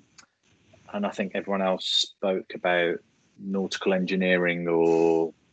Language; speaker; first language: English; native; English